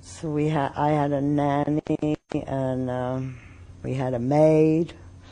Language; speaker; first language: English; early bilingual, other home language; German